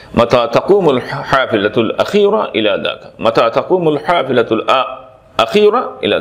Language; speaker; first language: Arabic; non-native, fluent; Bangla